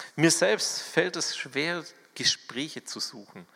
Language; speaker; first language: German; native; German